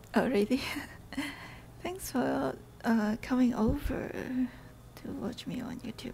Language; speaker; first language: English; non-native, local second language; Cantonese